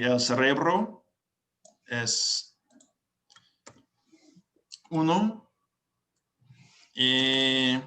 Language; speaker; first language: Spanish; non-native, learner; English